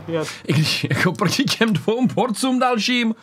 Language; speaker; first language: Czech; native; Czech